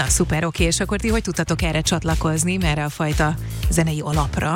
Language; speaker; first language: Hungarian; native; Hungarian